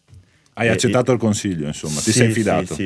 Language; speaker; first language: Italian; native; Italian